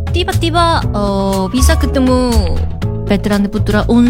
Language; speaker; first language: Indonesian; non-native, learner; Korean